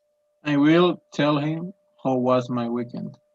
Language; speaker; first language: English; non-native, learner; Spanish